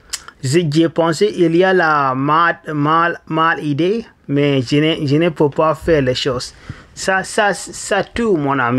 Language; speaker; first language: French; non-native, learner; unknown